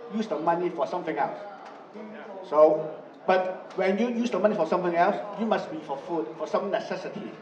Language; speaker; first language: English; non-native, learner; Chinese